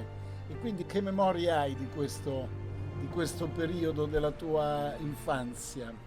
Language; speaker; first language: Italian; native; Italian